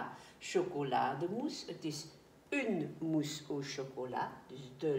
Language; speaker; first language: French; non-native, fluent; Dutch